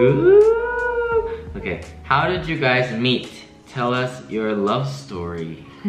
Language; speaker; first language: English; early bilingual, other home language; Chinese